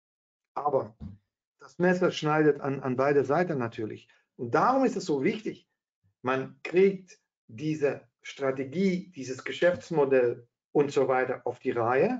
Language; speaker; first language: German; non-native, fluent; Dutch